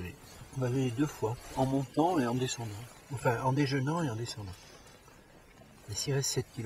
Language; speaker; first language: French; native; French